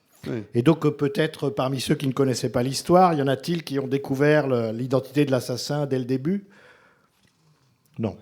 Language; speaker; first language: French; native; French